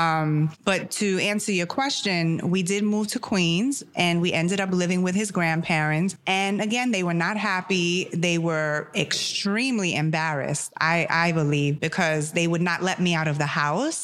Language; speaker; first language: English; early bilingual, other home language; German